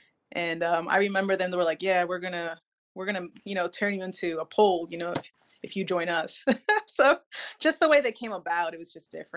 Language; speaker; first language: English; native; English